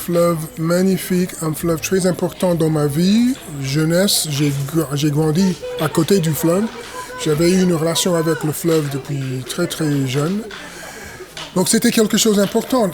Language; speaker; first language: French; non-native, fluent; English